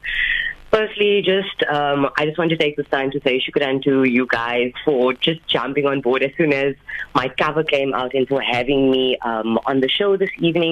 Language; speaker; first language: English; native; English